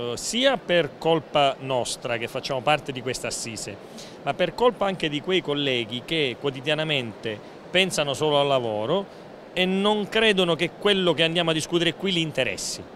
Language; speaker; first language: Italian; native; Italian